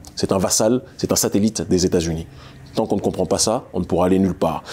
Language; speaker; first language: French; native; French